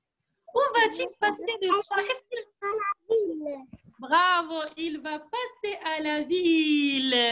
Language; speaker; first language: French; non-native, local second language; Arabic